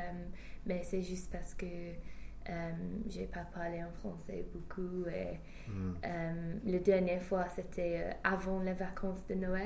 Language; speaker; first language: French; non-native, fluent; English